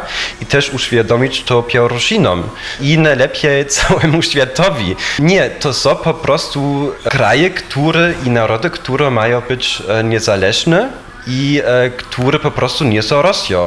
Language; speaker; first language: Polish; non-native, fluent; German